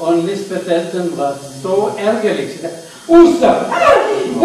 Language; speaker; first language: German; non-native, learner; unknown